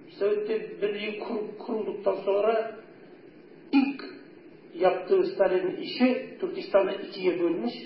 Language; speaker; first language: Turkish; non-native, fluent; Kazakh